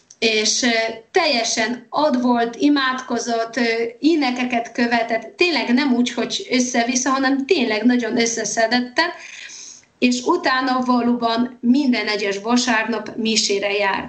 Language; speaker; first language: Hungarian; non-native, fluent; Polish